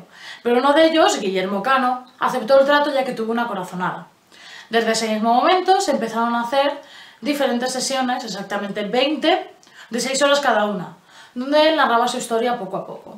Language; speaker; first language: Spanish; native; Spanish